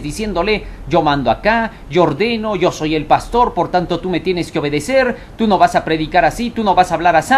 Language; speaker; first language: Spanish; native; Spanish